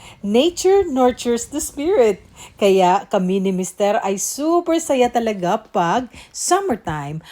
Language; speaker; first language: Filipino; native; Filipino